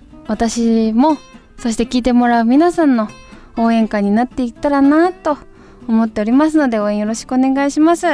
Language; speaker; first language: Japanese; native; Japanese